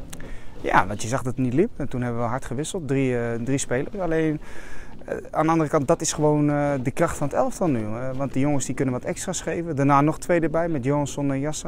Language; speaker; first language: Dutch; native; Dutch